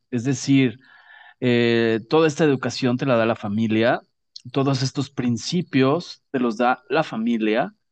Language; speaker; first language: Spanish; native; Spanish